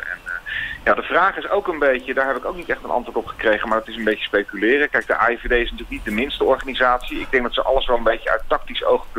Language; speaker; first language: Dutch; native; Dutch